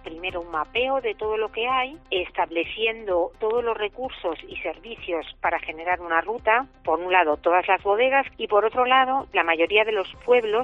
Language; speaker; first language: Spanish; native; Spanish